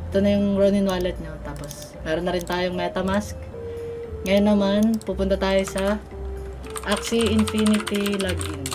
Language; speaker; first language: Filipino; native; Filipino